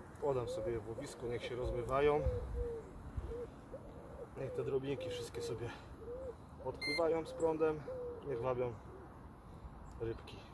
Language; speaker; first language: Polish; native; Polish